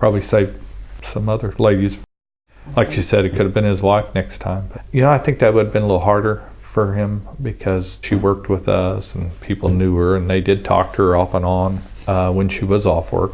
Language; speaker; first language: English; native; English